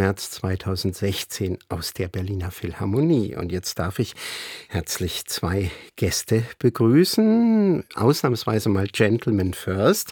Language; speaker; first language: German; native; German